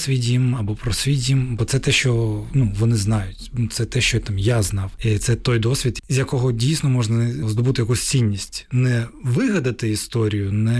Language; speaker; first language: Ukrainian; native; Ukrainian